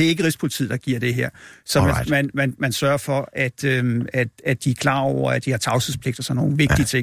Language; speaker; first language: Danish; native; Danish